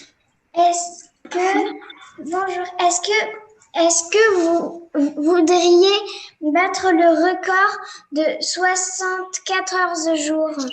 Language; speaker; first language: French; native; French